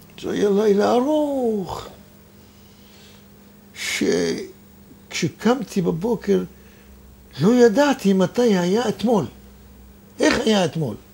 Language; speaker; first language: Hebrew; non-native, fluent; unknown